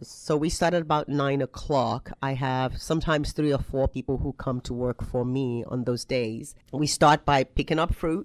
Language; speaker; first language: English; non-native, local second language; Yoruba